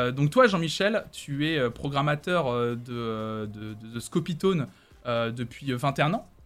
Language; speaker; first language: French; native; French